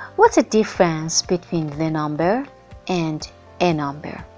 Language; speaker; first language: English; non-native, fluent; Persian